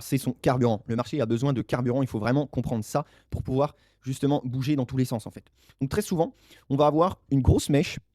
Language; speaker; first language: French; native; French